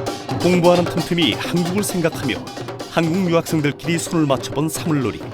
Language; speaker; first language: Korean; native; Korean